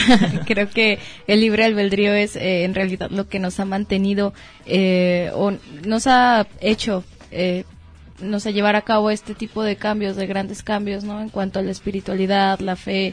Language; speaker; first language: Spanish; native; Spanish